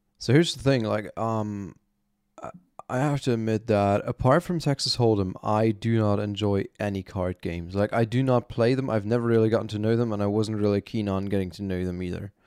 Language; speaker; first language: English; non-native, fluent; German